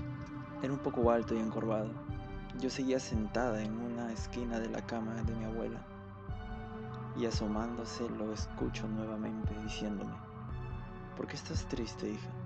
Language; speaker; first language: Spanish; native; Spanish